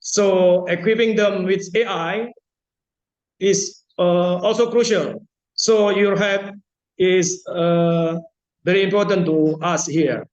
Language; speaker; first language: English; non-native, fluent; Indonesian